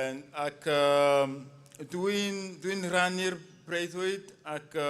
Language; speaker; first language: Welsh; non-native, fluent; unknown